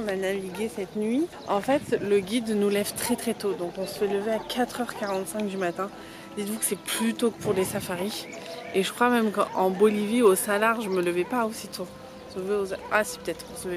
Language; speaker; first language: French; native; French